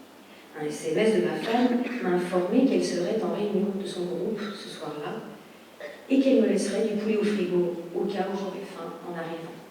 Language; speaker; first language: French; native; French